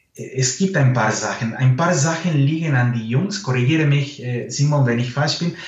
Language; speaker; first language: German; non-native, fluent; Spanish